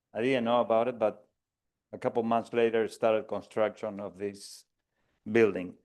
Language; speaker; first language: English; non-native, fluent; Spanish